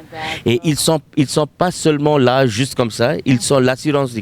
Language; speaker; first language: French; non-native, fluent; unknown